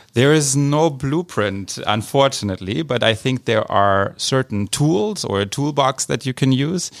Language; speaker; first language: English; non-native, fluent; German